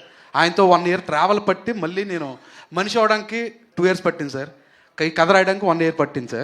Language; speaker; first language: Telugu; native; Telugu